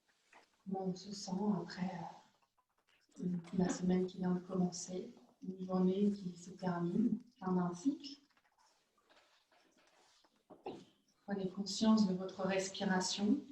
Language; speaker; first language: French; native; French